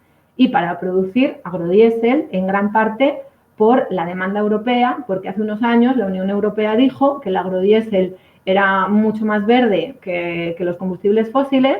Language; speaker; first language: Spanish; native; Spanish